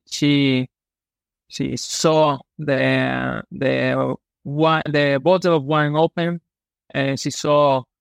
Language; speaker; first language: English; non-native, fluent; Spanish